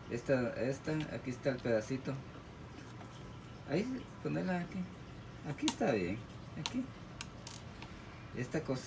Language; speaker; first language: Spanish; native; Spanish